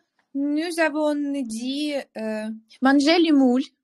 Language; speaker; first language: French; non-native, learner; Ukrainian